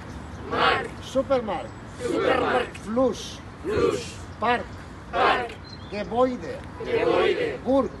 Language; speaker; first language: German; non-native, learner; Catalan